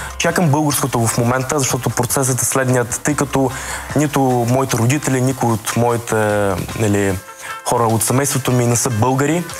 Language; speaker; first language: Bulgarian; early bilingual, other home language; Russian